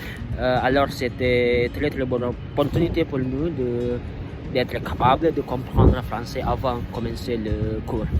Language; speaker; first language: French; non-native, learner; Indonesian